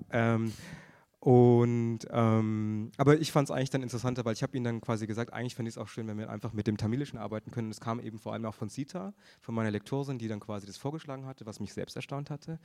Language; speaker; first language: German; early bilingual, other home language; Tamil